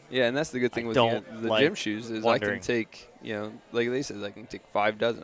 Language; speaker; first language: English; native; English